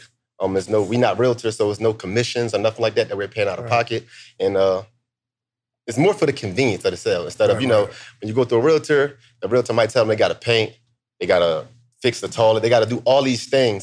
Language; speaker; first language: English; native; English